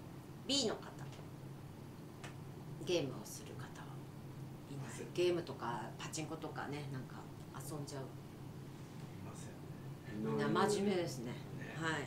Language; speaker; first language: Japanese; native; Japanese